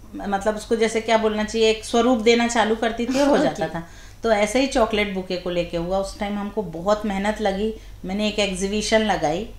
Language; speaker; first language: Hindi; native; Hindi